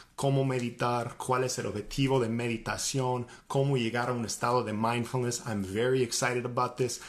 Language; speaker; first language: Spanish; non-native, fluent; English